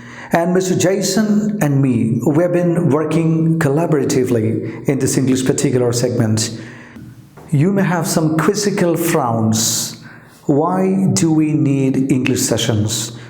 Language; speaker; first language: English; non-native, local second language; Malayalam